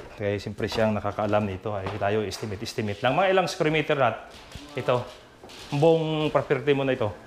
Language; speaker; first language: Filipino; non-native, local second language; Cebuano